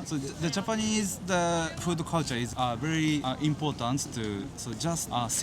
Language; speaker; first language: English; non-native, learner; Japanese